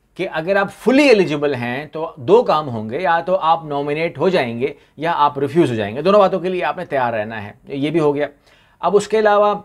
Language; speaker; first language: Urdu; native; Urdu